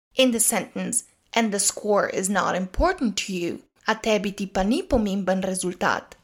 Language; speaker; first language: English; non-native, fluent; Serbian